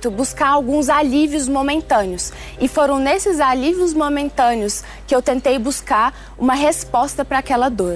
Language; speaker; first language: Portuguese; early bilingual, other home language; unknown